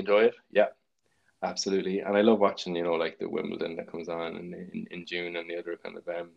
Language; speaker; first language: English; native; English